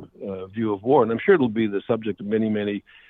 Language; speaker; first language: English; native; English